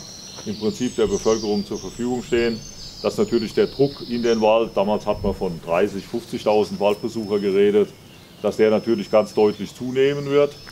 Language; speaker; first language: German; native; German